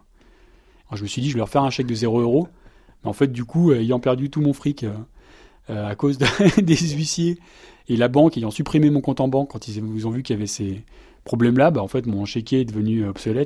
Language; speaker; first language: French; native; French